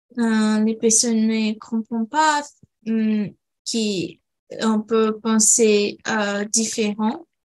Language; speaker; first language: French; non-native, learner; Portuguese